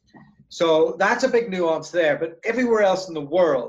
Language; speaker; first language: English; native; English